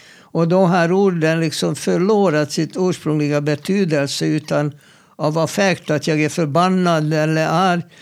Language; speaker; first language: Swedish; non-native, fluent; Hungarian